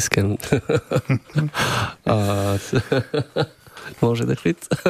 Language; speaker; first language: French; non-native, fluent; Albanian